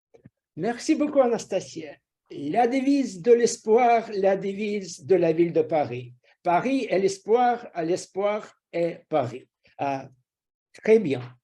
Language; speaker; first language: French; non-native, fluent; Russian